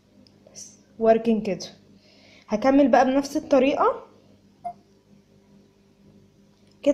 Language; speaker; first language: Arabic; native; Arabic